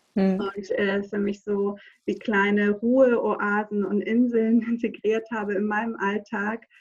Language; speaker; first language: German; non-native, fluent; Greek